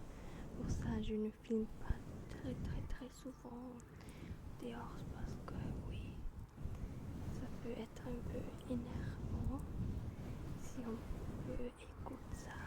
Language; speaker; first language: French; non-native, learner; German